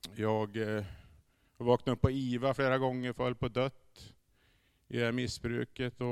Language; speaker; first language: Swedish; native; Swedish